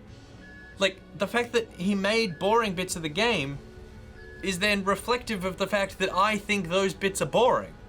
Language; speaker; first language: English; native; English